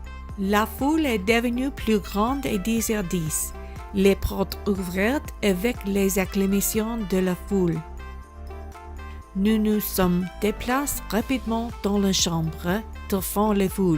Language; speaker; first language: French; non-native, learner; English